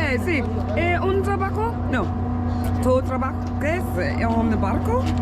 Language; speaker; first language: Spanish; non-native, learner; English